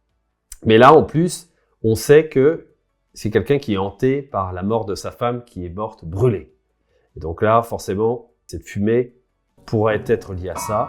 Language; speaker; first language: French; native; French